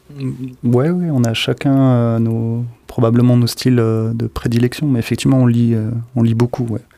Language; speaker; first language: French; native; French